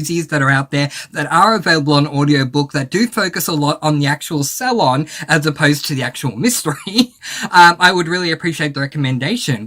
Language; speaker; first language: English; native; English